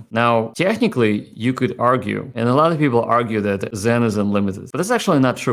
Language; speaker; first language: English; native; English